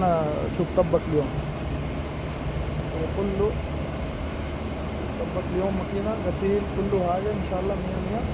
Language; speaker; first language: Arabic; non-native, learner; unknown